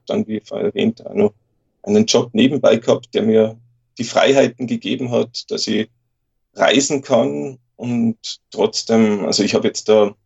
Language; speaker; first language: German; native; German